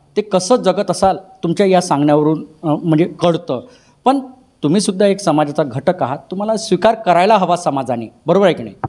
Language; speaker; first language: Marathi; native; Marathi